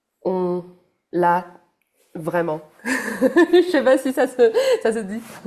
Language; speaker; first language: French; non-native, fluent; Chinese